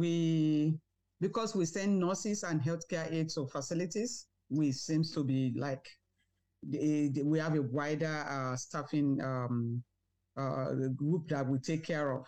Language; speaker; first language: English; non-native, local second language; Yoruba